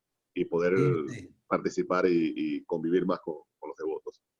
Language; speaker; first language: Spanish; native; Spanish